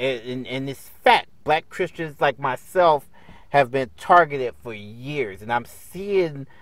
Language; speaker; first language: English; native; English